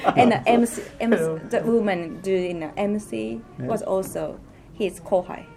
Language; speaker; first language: English; non-native, fluent; Japanese